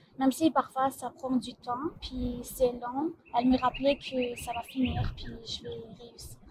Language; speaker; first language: French; non-native, fluent; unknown